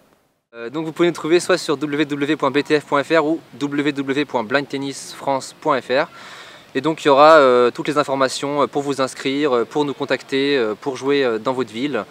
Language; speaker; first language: French; native; French